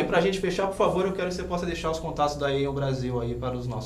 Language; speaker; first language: Portuguese; native; Portuguese